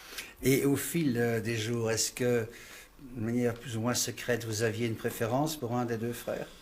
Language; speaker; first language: French; native; French